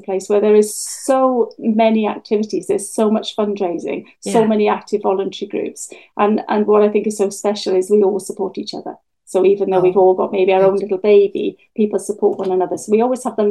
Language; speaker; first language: English; native; English